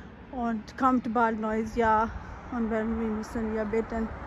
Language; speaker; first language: German; non-native, learner; Urdu